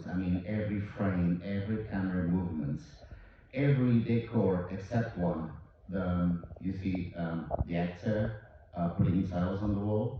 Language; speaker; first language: English; non-native, fluent; Portuguese